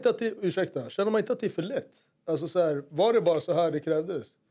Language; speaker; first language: Swedish; native; Swedish